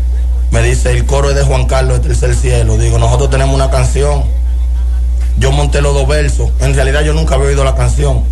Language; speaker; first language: Spanish; native; Spanish